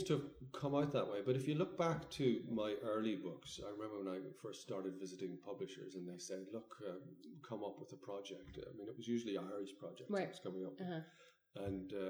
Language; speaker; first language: English; native; English